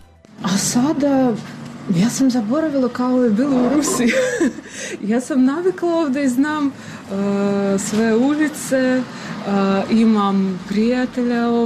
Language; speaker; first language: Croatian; non-native, learner; Russian